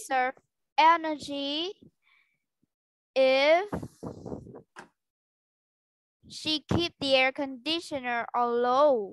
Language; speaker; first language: English; non-native, learner; Vietnamese